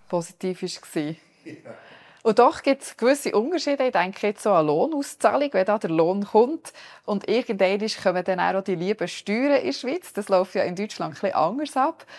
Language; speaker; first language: German; native; German